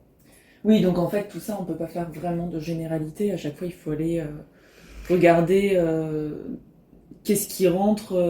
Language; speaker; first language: French; native; French